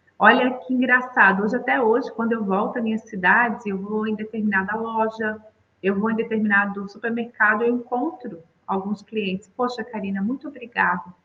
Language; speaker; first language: Portuguese; native; Portuguese